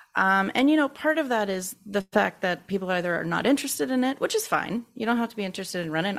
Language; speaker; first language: English; native; English